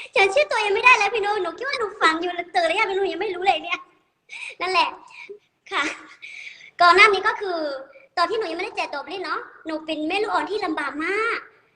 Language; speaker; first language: Thai; non-native, learner; Burmese